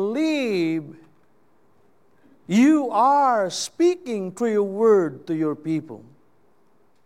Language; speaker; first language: English; non-native, local second language; Cebuano